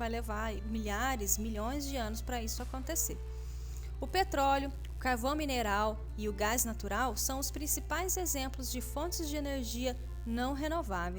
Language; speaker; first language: Portuguese; native; Portuguese